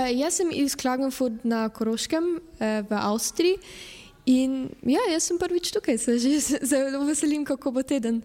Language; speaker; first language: Slovenian; early bilingual, heritage; Slovenian